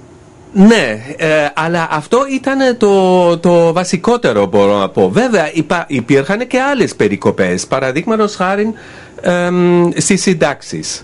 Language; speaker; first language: Greek; non-native, fluent; German